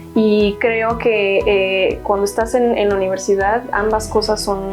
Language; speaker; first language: Spanish; native; Spanish